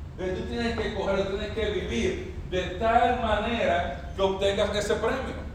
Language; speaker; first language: Spanish; native; Spanish